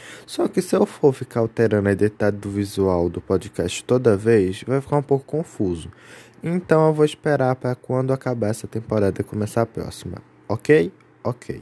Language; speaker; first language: Portuguese; native; Portuguese